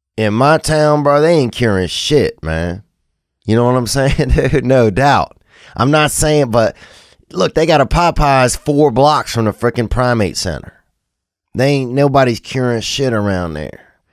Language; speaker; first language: English; native; English